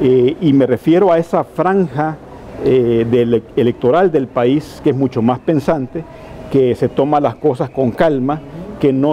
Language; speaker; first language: Spanish; native; Spanish